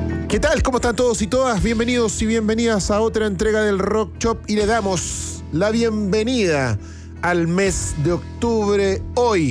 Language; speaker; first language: Spanish; native; Spanish